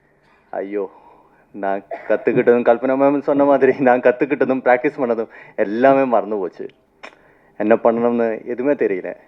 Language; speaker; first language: Tamil; non-native, fluent; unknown